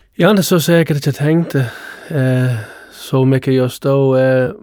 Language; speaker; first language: Swedish; non-native, fluent; English